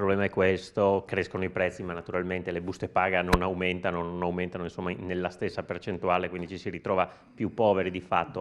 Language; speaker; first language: Italian; native; Italian